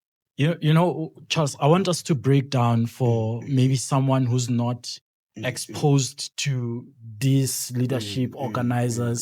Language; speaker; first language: English; non-native, local second language; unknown